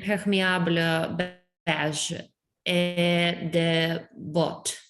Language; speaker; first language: French; non-native, learner; English